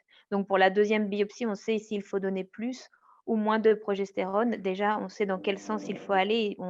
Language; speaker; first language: French; native; French